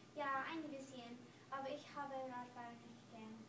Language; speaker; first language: German; non-native, learner; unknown